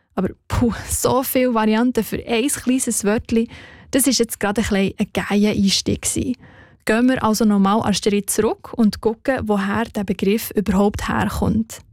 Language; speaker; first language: German; native; German